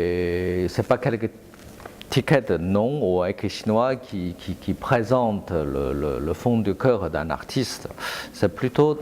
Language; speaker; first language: French; non-native, fluent; Chinese